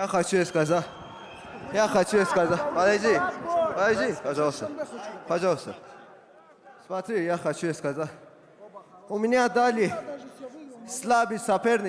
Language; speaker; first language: Russian; non-native, learner; Persian